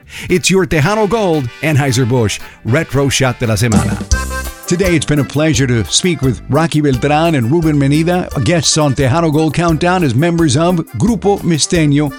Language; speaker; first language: English; early bilingual, other home language; Spanish